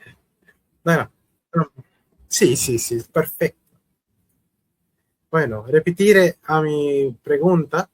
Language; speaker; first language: Spanish; non-native, learner; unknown